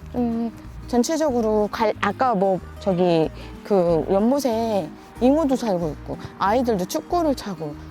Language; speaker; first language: Korean; native; Korean